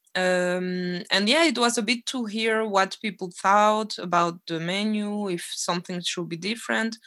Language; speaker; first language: English; non-native, fluent; French